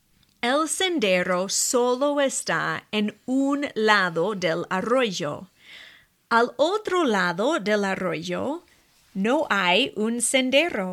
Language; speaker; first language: Spanish; non-native, fluent; English